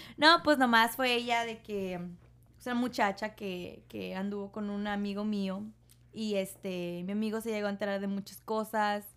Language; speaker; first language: Spanish; early bilingual, heritage; Spanish